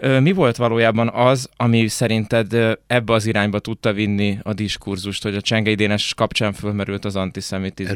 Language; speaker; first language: Hungarian; native; Hungarian